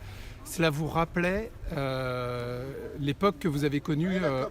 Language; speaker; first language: French; native; French